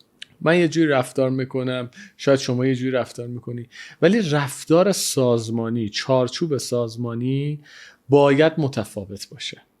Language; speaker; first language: Persian; native; Persian